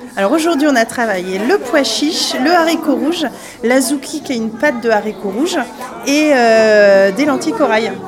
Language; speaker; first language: French; native; French